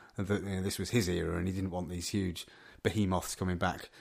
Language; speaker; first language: English; native; English